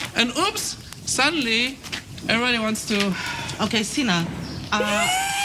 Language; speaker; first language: English; early bilingual, other home language; Persian